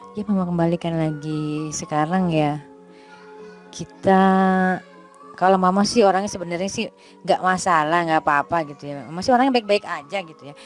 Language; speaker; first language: Indonesian; native; Indonesian